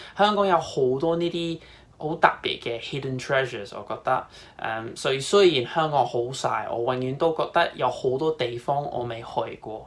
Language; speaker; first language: Cantonese; non-native, fluent; English